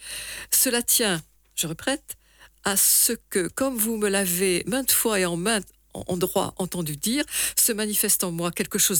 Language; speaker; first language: French; native; French